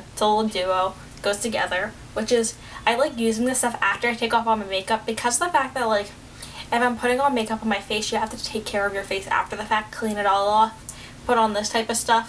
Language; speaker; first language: English; native; English